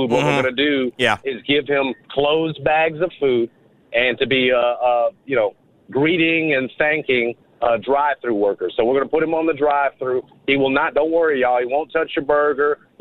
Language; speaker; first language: English; native; English